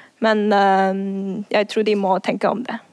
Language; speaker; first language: Norwegian; non-native, fluent; Cantonese